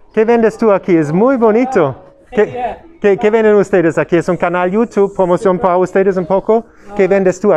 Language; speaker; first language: Spanish; non-native, learner; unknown